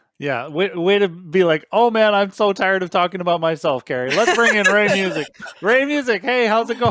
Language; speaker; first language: English; native; English